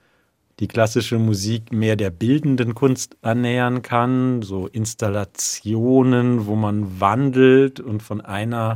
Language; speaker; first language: German; native; German